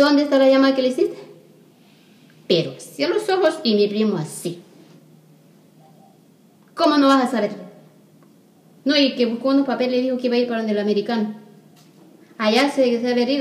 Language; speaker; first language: Spanish; native; Spanish